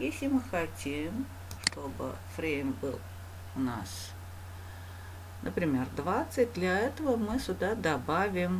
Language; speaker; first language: Russian; non-native, local second language; Uzbek